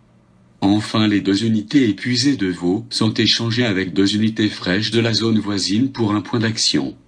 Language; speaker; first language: French; native; French